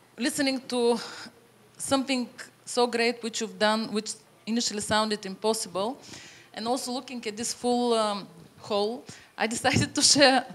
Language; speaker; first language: English; non-native, fluent; Bulgarian